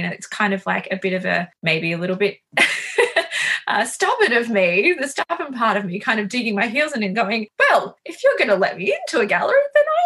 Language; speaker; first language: English; native; English